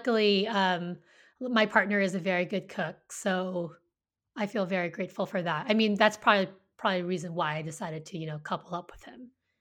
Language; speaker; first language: English; early bilingual, other home language; Vietnamese